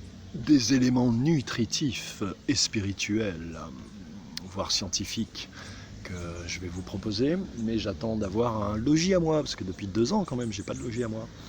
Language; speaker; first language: French; native; French